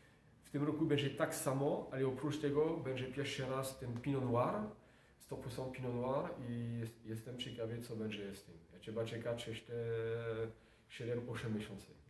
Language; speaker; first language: Polish; non-native, learner; French